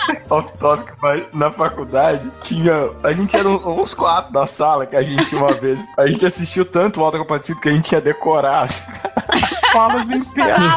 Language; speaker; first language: Portuguese; native; Portuguese